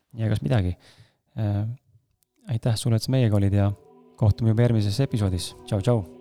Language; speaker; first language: Estonian; native; Estonian